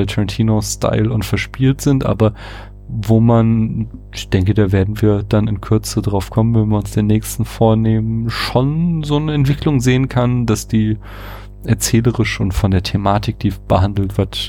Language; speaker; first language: German; native; German